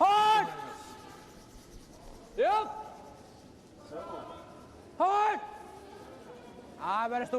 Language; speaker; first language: Swedish; native; Swedish